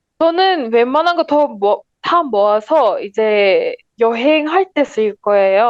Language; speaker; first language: Korean; non-native, learner; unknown